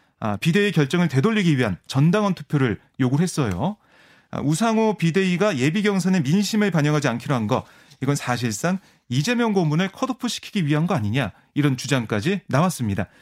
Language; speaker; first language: Korean; native; Korean